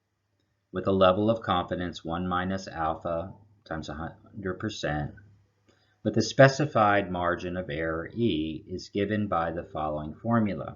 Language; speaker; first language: English; native; English